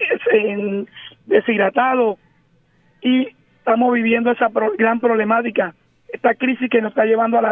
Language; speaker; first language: Spanish; native; Spanish